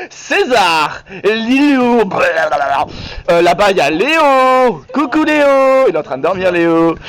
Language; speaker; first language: French; native; French